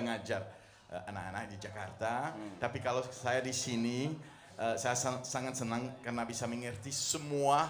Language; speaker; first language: Indonesian; non-native, fluent; French